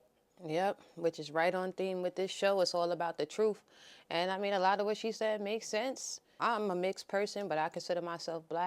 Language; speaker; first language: English; native; English